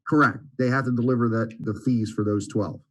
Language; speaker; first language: English; native; English